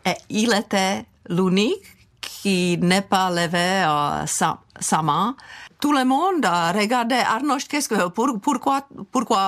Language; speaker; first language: French; non-native, fluent; Czech